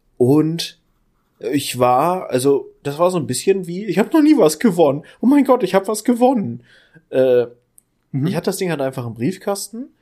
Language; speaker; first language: German; native; German